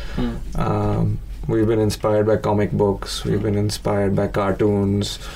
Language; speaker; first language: English; non-native, local second language; Hindi